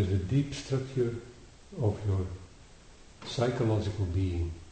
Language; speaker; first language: English; non-native, fluent; Dutch